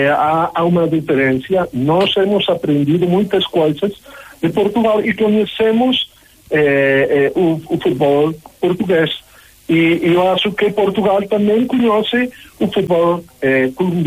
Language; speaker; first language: Portuguese; non-native, learner; Spanish